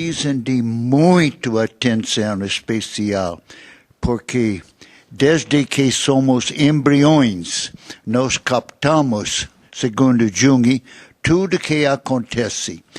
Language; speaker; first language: Portuguese; non-native, fluent; English